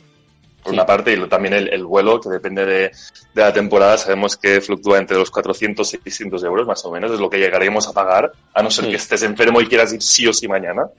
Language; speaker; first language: Spanish; native; Spanish